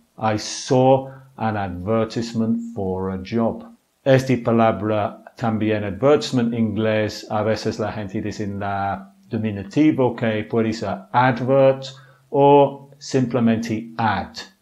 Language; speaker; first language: Spanish; non-native, fluent; English